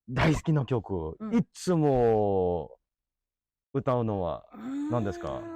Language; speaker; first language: Japanese; non-native, learner; English